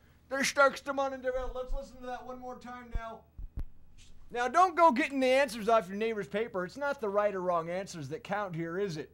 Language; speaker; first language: English; native; English